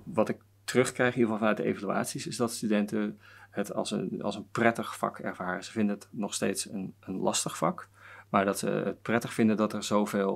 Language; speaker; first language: Dutch; native; Dutch